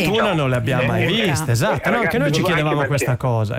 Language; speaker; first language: Italian; native; Italian